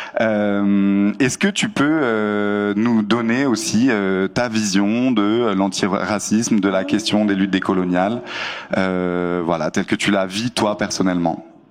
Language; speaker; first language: French; native; French